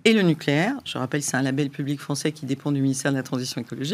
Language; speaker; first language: French; native; French